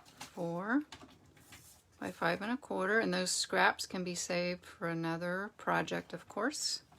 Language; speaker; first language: English; native; English